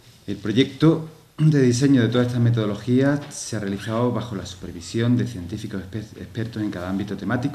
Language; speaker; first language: Spanish; native; Spanish